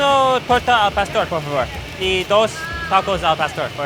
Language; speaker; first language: Spanish; non-native, learner; English